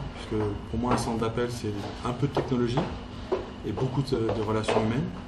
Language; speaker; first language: French; early bilingual, heritage; French